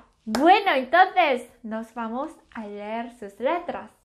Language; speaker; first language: Spanish; non-native, learner; Korean